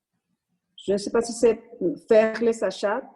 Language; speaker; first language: French; non-native, learner; Spanish